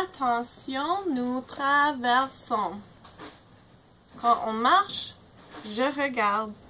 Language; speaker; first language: French; non-native, fluent; English